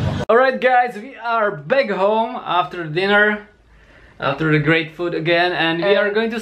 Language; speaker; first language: English; non-native, fluent; Czech